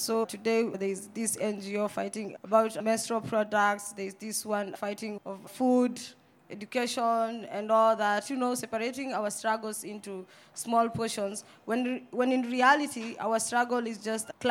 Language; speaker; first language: English; non-native, local second language; Swahili